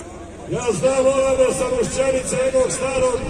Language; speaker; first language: Bosnian; native; Bosnian